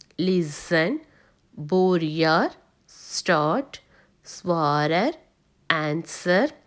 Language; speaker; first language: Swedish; non-native, learner; Tamil